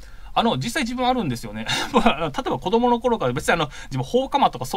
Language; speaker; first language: Japanese; native; Japanese